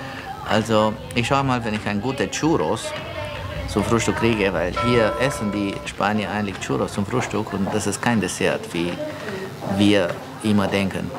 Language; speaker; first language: German; non-native, fluent; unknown